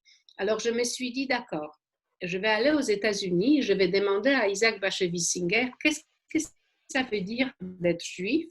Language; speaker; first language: French; non-native, fluent; Polish